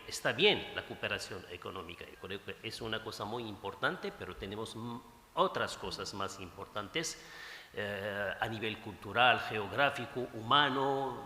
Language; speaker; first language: Spanish; non-native, fluent; Arabic